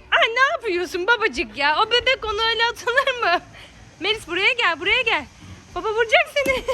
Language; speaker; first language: Turkish; native; Turkish